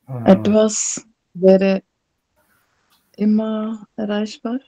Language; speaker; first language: German; non-native, learner; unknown